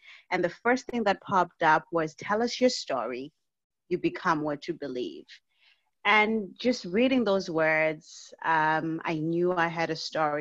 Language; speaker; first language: English; non-native, local second language; North Ndebele